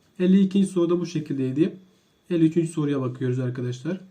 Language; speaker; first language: Turkish; native; Turkish